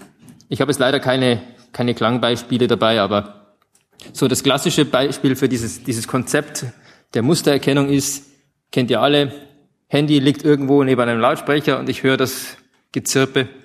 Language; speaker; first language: German; native; German